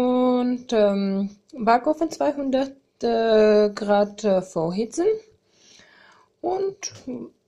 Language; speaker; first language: German; non-native, learner; Armenian